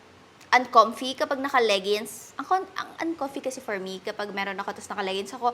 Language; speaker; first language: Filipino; native; Filipino